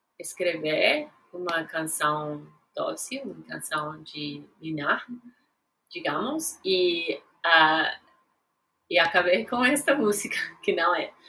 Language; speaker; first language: Portuguese; non-native, fluent; English